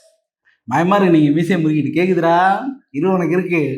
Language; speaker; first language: Tamil; native; Tamil